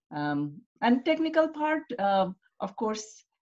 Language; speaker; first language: English; non-native, local second language; Bangla